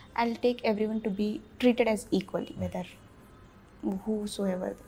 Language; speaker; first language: English; non-native, local second language; Bhojpuri